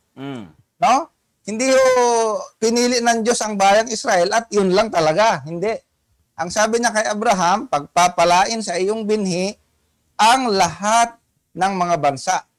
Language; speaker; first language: Filipino; native; Filipino